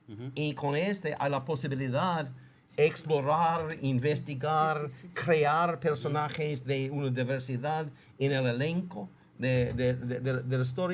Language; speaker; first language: Spanish; non-native, fluent; English